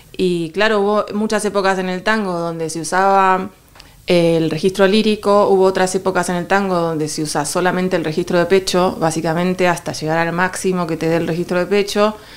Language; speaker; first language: Spanish; native; Spanish